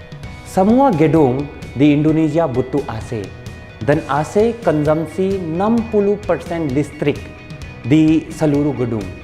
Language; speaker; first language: Indonesian; non-native, learner; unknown